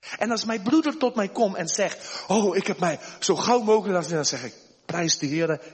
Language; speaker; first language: Dutch; early bilingual, heritage; Dutch